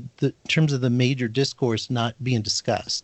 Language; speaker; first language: English; native; English